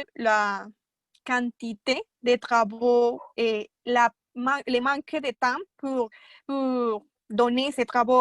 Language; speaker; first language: French; non-native, fluent; Spanish